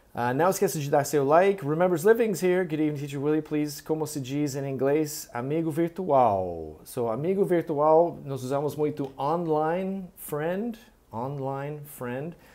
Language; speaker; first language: Portuguese; non-native, fluent; English